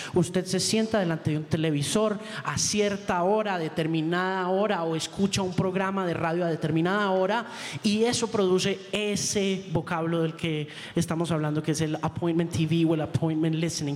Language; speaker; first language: Spanish; native; Spanish